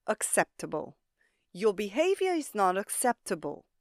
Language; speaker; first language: English; non-native, fluent; Romanian